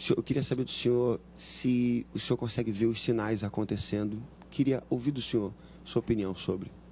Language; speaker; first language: Portuguese; native; Portuguese